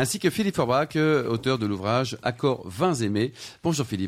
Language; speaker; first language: French; native; French